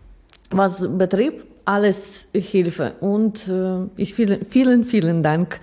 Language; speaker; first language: German; non-native, learner; Ukrainian